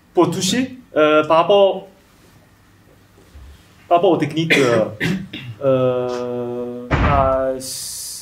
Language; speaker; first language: French; non-native, learner; Japanese